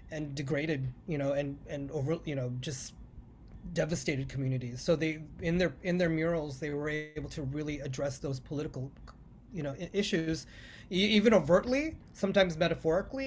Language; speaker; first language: English; native; English